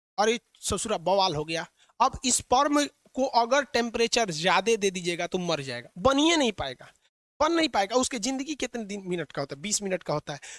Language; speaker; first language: Hindi; native; Hindi